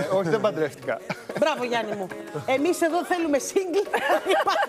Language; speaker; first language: Greek; native; Greek